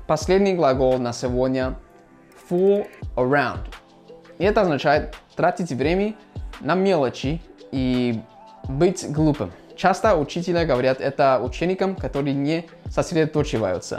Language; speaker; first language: Russian; non-native, fluent; English